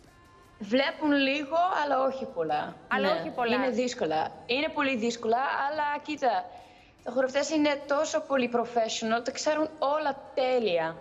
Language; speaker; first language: Greek; early bilingual, heritage; Greek